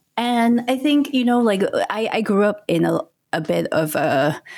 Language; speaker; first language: English; non-native, local second language; Cantonese